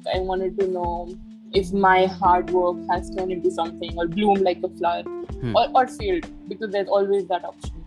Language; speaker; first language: English; non-native, local second language; Hindi